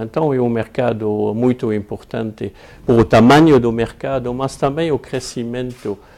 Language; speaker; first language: Portuguese; non-native, fluent; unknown